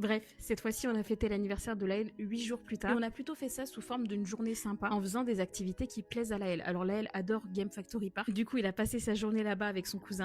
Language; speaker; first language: French; native; French